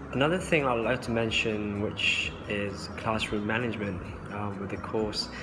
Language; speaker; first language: English; non-native, local second language; Cantonese